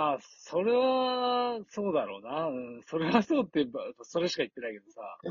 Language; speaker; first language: Japanese; native; Japanese